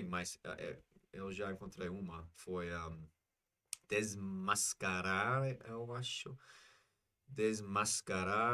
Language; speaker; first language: Portuguese; non-native, fluent; English